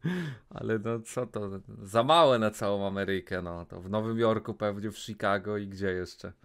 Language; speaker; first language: Polish; native; Polish